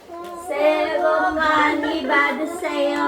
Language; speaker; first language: Korean; non-native, learner; Filipino